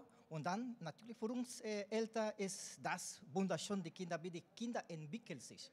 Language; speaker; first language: German; non-native, learner; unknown